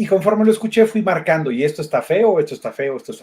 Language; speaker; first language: Spanish; native; Spanish